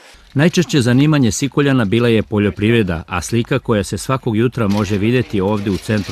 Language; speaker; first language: Serbian; native; Serbian